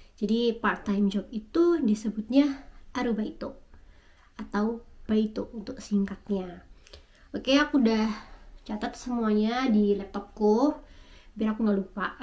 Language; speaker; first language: Indonesian; native; Indonesian